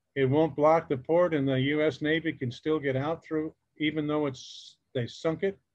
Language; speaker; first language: English; native; English